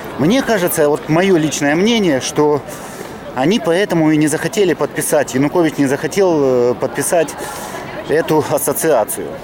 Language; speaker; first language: Russian; native; Russian